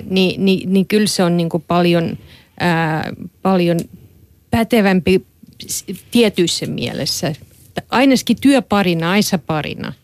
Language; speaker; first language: Finnish; non-native, fluent; Russian